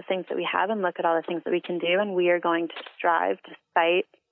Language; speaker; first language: English; native; English